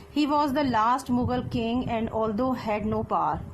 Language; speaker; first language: English; non-native, local second language; Urdu